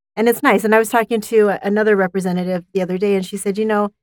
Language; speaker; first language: English; native; English